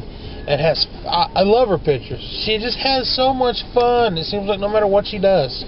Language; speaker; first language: English; native; English